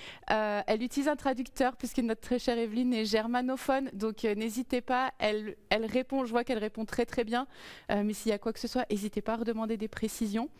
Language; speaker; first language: French; native; French